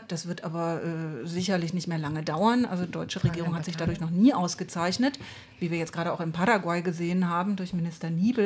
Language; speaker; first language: German; native; German